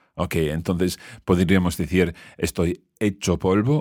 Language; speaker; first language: Spanish; non-native, fluent; English